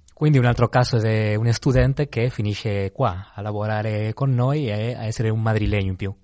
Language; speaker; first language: Italian; non-native, fluent; Spanish